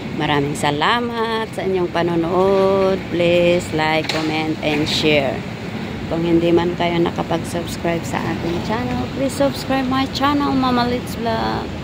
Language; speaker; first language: Filipino; native; Filipino